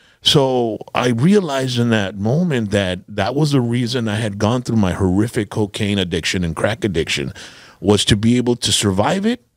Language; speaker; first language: English; early bilingual, other home language; Spanish